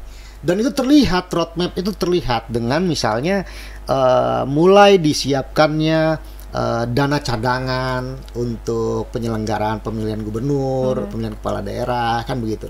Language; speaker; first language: Indonesian; native; Indonesian